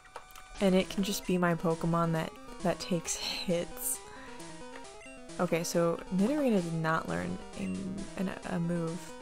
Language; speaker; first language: English; native; English